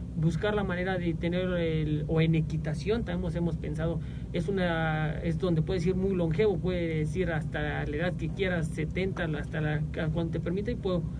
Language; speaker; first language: Spanish; native; Spanish